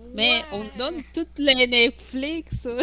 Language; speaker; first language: French; non-native, fluent; Spanish